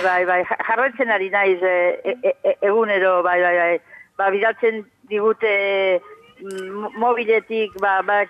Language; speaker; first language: Basque; non-native, fluent; Catalan